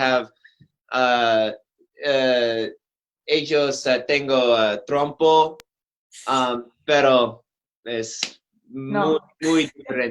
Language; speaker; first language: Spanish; non-native, learner; English